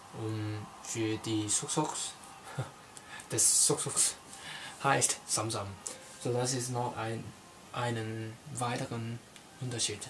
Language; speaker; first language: German; non-native, learner; Cantonese